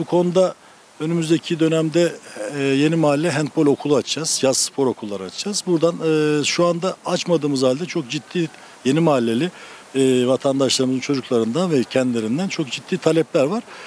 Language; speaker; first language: Turkish; native; Turkish